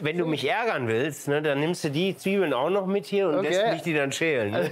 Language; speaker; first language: German; native; German